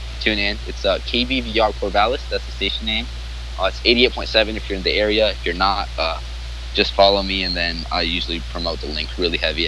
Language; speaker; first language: English; non-native, fluent; Arabic